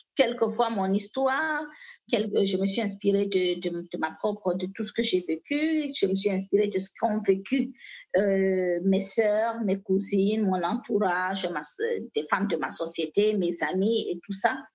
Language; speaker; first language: French; non-native, local second language; Fula